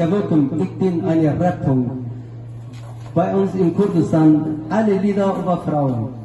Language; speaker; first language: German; non-native, learner; Kurdish